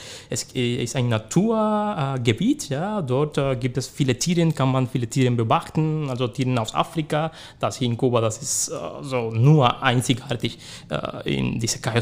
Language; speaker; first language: German; non-native, learner; Spanish